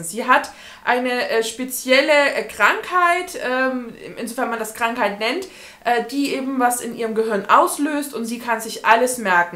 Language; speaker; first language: German; native; German